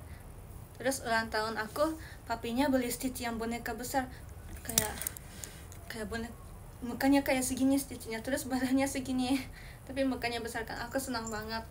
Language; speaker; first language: Indonesian; early bilingual, heritage; Indonesian